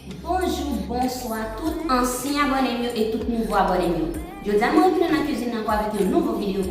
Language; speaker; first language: French; early bilingual, heritage; Haitian Creole